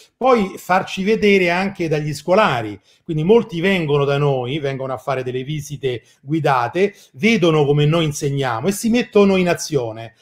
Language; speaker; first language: Italian; native; Italian